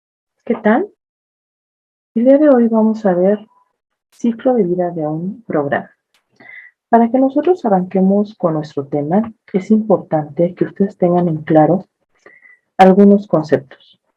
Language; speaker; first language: Spanish; native; Spanish